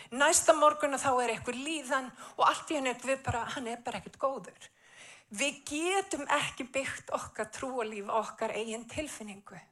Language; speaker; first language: Icelandic; native; Icelandic